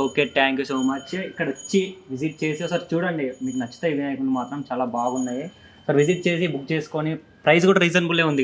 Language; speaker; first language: Telugu; native; Telugu